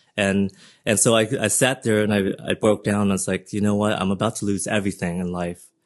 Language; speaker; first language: English; early bilingual, other home language; Vietnamese